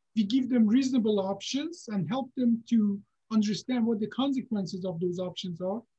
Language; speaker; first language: English; non-native, fluent; Persian